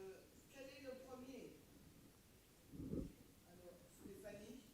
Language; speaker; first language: French; native; French